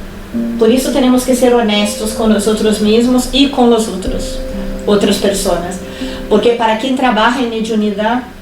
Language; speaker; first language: Spanish; non-native, fluent; Portuguese